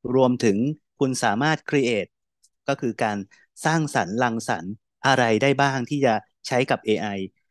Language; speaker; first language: Thai; native; Thai